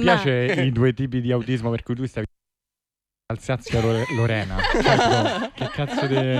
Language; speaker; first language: Italian; native; Italian